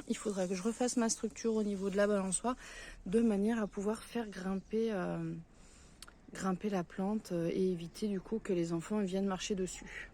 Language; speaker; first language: French; native; French